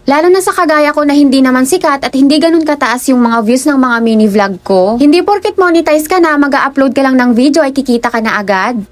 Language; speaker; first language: Filipino; non-native, local second language; Iloko